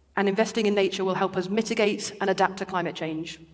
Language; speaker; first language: English; native; English